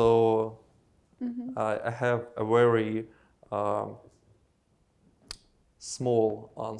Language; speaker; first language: English; non-native, learner; Russian